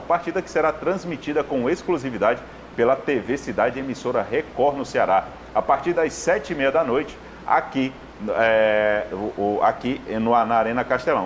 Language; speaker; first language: Portuguese; native; Portuguese